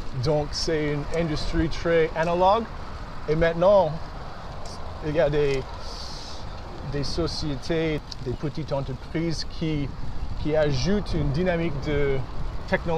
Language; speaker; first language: French; early bilingual, heritage; English